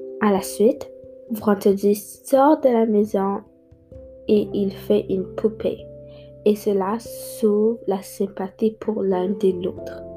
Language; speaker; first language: French; non-native, learner; English